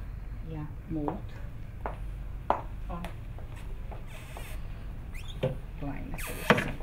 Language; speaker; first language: Finnish; non-native, fluent; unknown